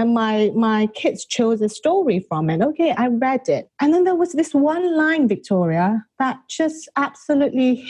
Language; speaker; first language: English; non-native, local second language; Malay